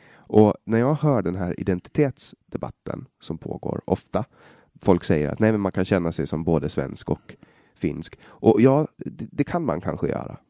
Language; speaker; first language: Swedish; native; Swedish